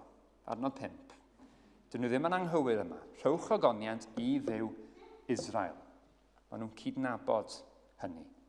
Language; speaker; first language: Welsh; native; Welsh